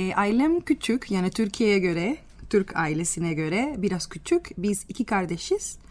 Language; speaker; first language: Turkish; non-native, fluent; Spanish